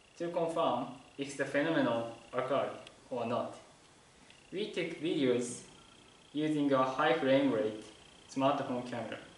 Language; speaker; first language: English; non-native, learner; Japanese